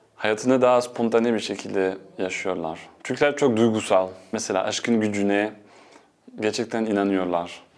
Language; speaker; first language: Turkish; non-native, fluent; French